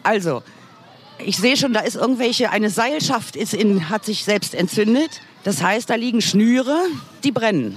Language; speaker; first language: German; native; German